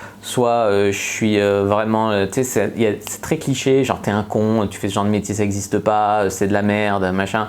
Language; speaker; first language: French; native; French